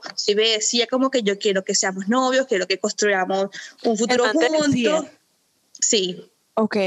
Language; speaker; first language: Spanish; early bilingual, other home language; German